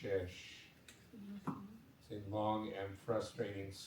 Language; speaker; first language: French; non-native, learner; English